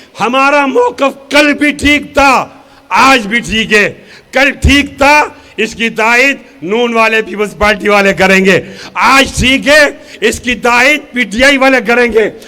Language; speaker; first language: Urdu; non-native, local second language; Pashto